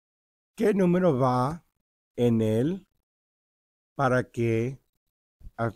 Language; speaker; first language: Spanish; early bilingual, heritage; Spanish